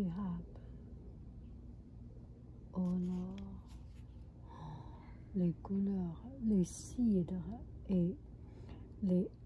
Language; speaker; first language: French; non-native, fluent; Chinese